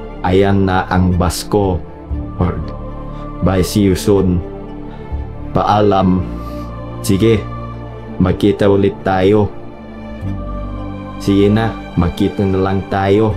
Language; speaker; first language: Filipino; non-native, learner; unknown